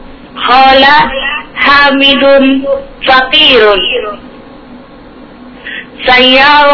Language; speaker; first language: Arabic; non-native, learner; Indonesian